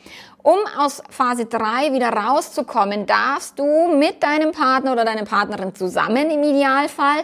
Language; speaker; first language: German; native; German